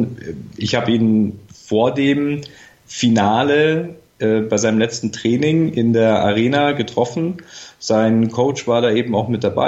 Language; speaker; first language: German; native; German